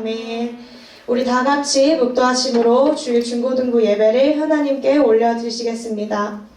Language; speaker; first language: Korean; native; Korean